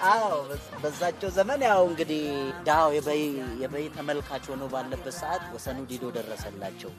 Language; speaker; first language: Amharic; non-native, local second language; Oromo